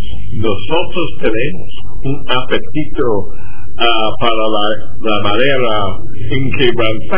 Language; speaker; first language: Spanish; non-native, fluent; English